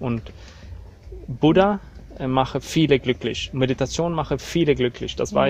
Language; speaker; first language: German; non-native, learner; Swedish